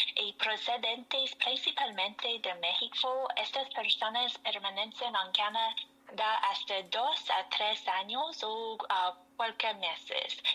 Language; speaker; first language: Spanish; non-native, learner; French